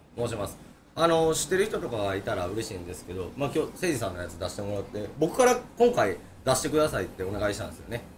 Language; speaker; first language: Japanese; native; Japanese